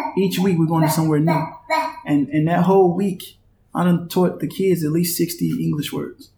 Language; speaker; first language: English; native; English